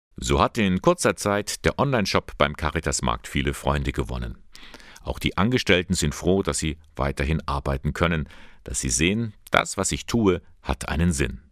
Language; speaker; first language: German; native; German